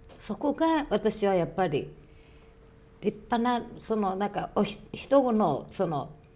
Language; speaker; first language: Japanese; native; Japanese